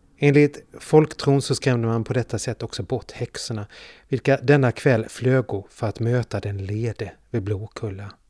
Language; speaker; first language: Swedish; native; Swedish